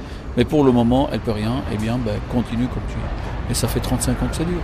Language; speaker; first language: French; non-native, local second language; Arabic